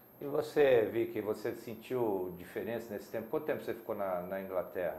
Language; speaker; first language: Portuguese; native; Portuguese